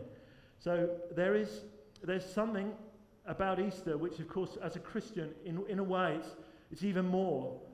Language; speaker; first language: English; native; English